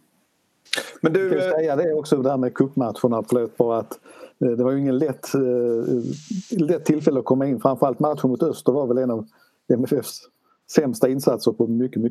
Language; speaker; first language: Swedish; native; Swedish